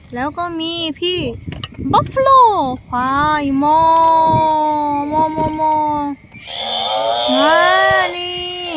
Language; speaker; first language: Thai; native; Thai